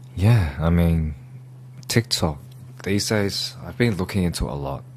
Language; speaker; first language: English; early bilingual, other home language; Korean